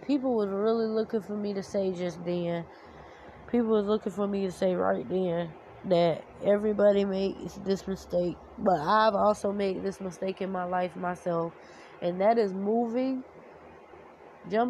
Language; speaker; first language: English; native; English